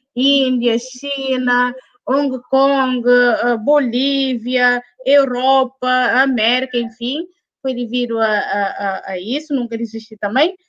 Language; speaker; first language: Portuguese; non-native, local second language; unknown